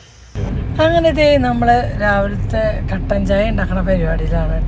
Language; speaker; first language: Malayalam; native; Malayalam